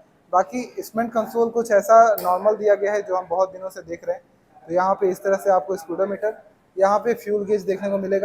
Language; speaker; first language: Hindi; native; Hindi